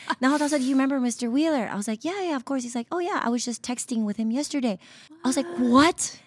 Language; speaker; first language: English; early bilingual, other home language; Chinese